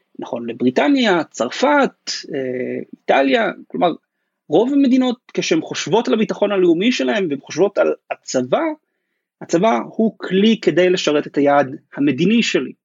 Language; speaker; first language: Hebrew; native; Hebrew